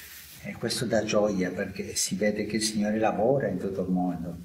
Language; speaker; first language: Italian; non-native, fluent; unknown